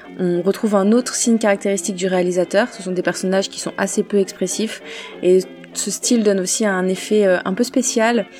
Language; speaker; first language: French; native; French